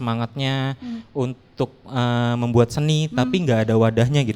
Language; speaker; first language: Indonesian; native; Indonesian